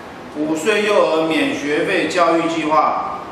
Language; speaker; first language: Chinese; native; Chinese